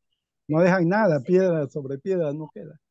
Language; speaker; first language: Spanish; native; Spanish